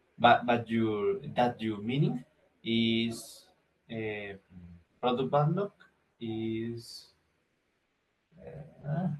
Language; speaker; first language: English; non-native, learner; Spanish